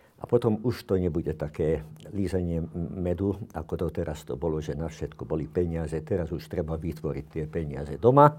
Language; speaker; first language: Slovak; non-native, local second language; Hungarian